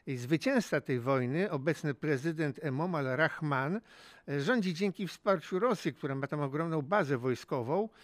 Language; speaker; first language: Polish; native; Polish